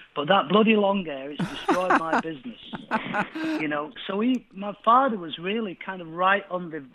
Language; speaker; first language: English; native; English